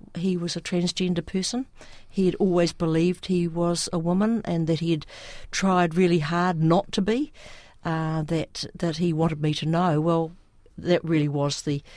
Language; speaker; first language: English; early bilingual, other home language; Sinhala